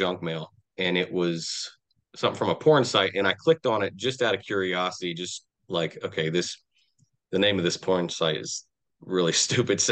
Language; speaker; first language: English; native; English